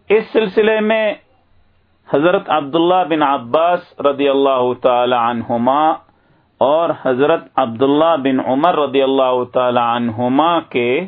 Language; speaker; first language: Urdu; native; Urdu